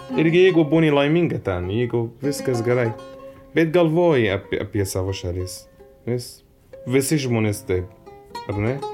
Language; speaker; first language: Lithuanian; non-native, learner; Arabic